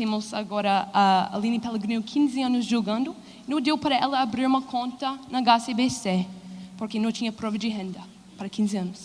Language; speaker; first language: Portuguese; non-native, fluent; English